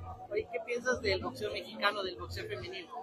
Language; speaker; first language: Spanish; native; Spanish